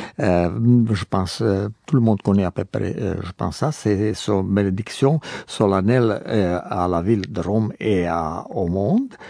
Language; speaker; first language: French; non-native, learner; Croatian